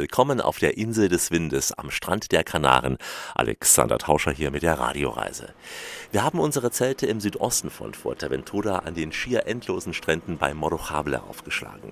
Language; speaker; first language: German; native; German